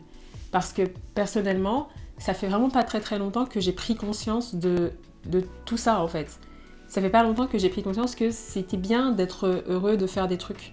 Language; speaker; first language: French; native; French